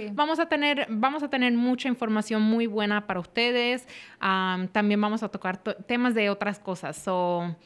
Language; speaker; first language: Spanish; early bilingual, heritage; Spanish